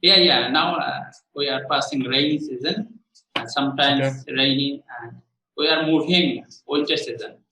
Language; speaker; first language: English; non-native, learner; Bangla